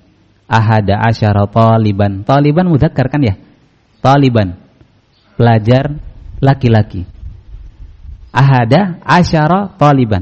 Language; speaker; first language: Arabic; non-native, fluent; Indonesian